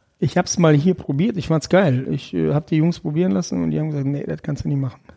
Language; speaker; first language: German; early bilingual, other home language; Russian